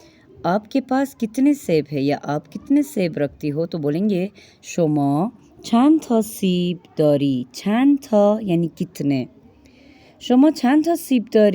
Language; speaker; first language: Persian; non-native, fluent; Urdu